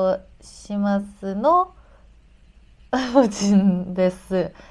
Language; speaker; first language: Japanese; non-native, learner; Korean